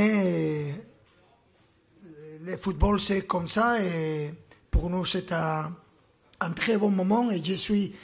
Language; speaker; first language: French; non-native, fluent; Spanish